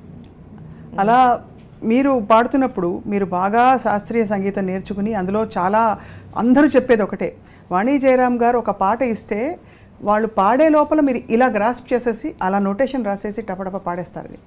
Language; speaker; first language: Telugu; native; Telugu